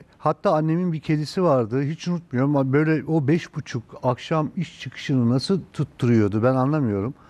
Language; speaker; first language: Turkish; native; Turkish